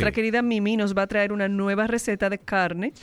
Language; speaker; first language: Spanish; native; Spanish